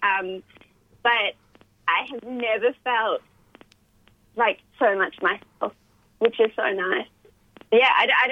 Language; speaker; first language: English; native; English